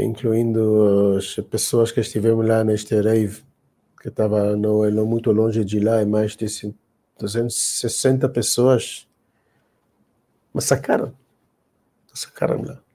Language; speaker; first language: Portuguese; non-native, fluent; Hebrew